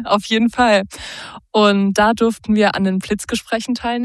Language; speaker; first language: German; native; German